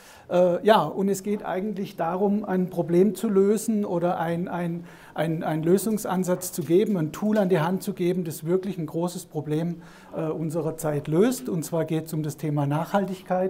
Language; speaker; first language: German; native; German